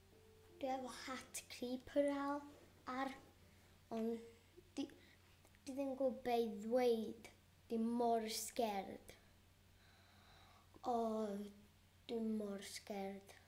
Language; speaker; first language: Welsh; non-native, local second language; English